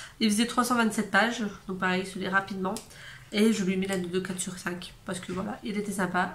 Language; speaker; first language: French; native; French